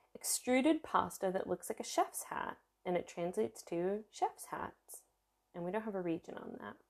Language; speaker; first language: English; early bilingual, other home language; Italian